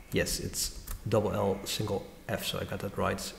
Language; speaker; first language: English; non-native, fluent; Dutch